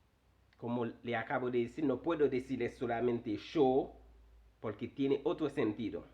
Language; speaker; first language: Spanish; non-native, fluent; Haitian Creole